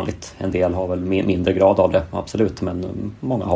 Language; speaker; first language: Swedish; native; Swedish